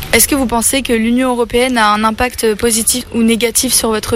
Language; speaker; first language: French; native; French